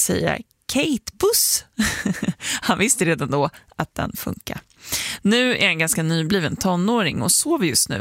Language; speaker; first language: Swedish; native; Swedish